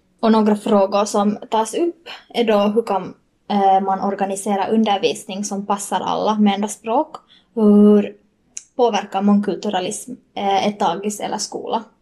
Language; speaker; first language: Swedish; native; Swedish